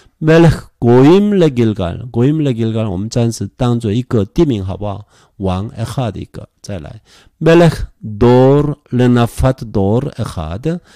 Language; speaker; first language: Chinese; non-native, fluent; Korean